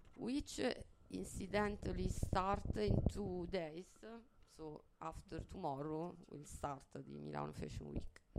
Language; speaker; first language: English; non-native, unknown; Italian